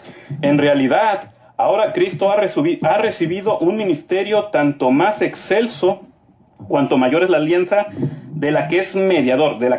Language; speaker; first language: Spanish; native; Spanish